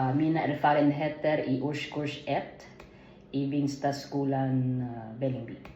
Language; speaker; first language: Swedish; non-native, learner; Filipino